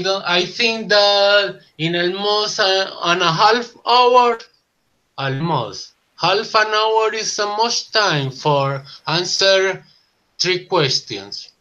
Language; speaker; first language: English; non-native, learner; Spanish